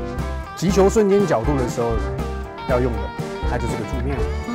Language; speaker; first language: Chinese; native; Chinese